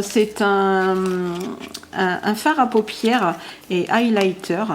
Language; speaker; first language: French; native; French